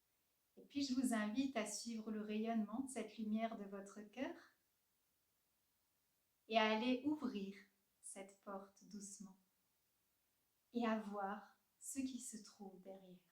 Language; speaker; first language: French; native; French